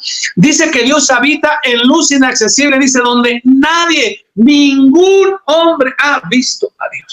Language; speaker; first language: Spanish; native; Spanish